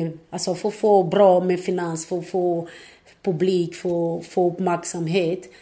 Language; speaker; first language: Swedish; non-native, fluent; Portuguese